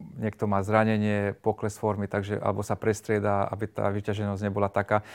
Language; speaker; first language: Slovak; non-native, local second language; Hungarian